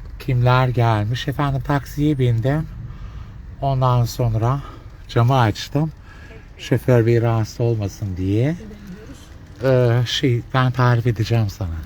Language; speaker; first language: Turkish; native; Turkish